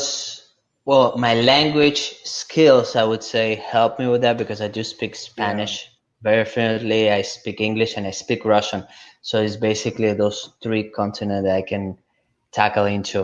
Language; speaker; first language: English; non-native, fluent; Russian